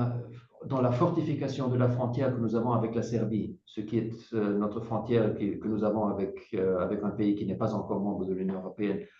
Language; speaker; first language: French; non-native, fluent; German